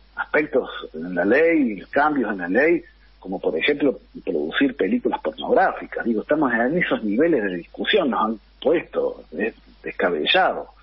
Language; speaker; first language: Spanish; native; Spanish